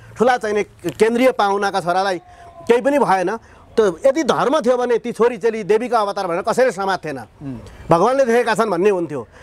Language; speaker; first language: Nepali; native; Nepali